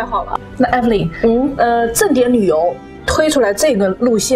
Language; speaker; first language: Chinese; native; Chinese